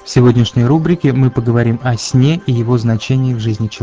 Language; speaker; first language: Russian; native; Russian